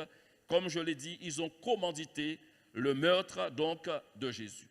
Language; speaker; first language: French; native; French